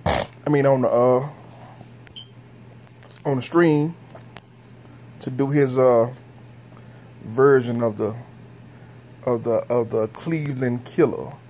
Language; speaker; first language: English; native; English